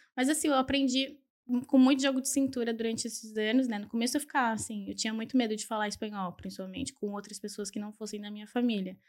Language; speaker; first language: Portuguese; early bilingual, other home language; Spanish